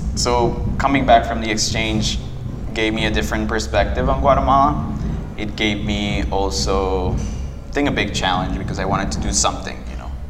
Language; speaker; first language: English; non-native, fluent; Spanish